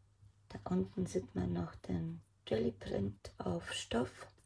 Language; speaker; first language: German; non-native, fluent; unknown